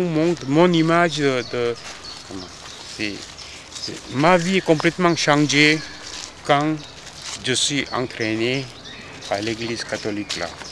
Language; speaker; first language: French; non-native, fluent; Korean